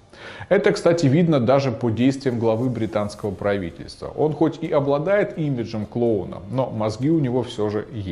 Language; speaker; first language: Russian; native; Russian